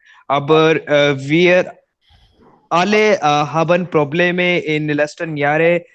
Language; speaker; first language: German; non-native, learner; Hindi